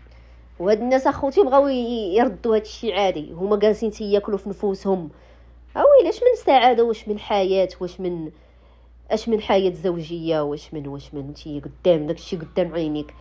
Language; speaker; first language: Arabic; native; Arabic